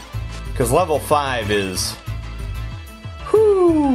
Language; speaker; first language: English; native; English